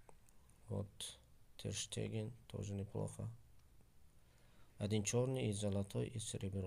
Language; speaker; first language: Russian; non-native, fluent; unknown